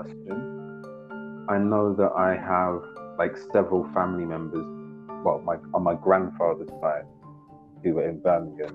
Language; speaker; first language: English; native; English